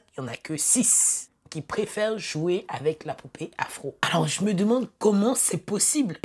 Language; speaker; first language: French; native; French